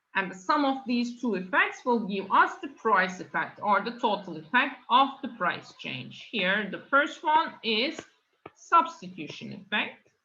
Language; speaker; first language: English; non-native, fluent; Turkish